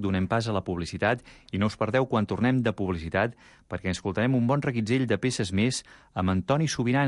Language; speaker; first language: Catalan; native; Catalan